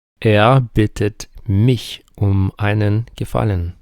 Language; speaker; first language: German; non-native, fluent; Ukrainian